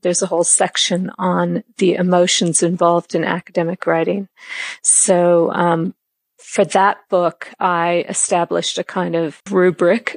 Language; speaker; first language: English; native; English